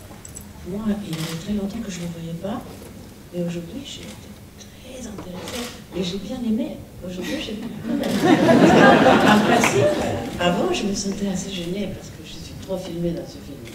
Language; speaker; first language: French; non-native, fluent; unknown